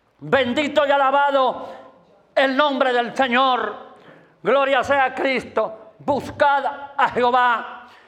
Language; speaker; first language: Spanish; native; Spanish